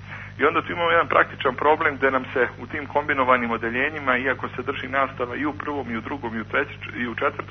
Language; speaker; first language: Croatian; native; Croatian